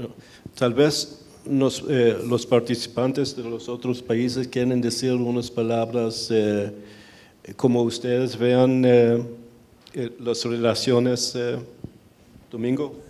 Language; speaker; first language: Spanish; early bilingual, heritage; Spanish